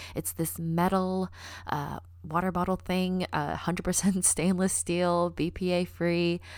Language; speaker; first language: English; native; English